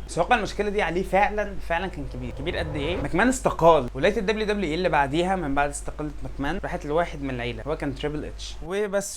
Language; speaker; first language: Arabic; native; Arabic